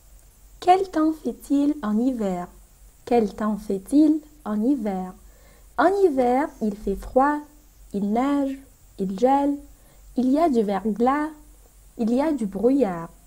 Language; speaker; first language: French; non-native, fluent; Arabic